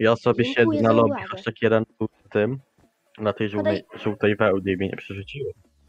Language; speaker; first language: Polish; native; Polish